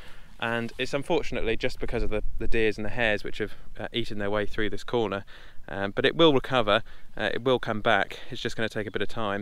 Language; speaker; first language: English; native; English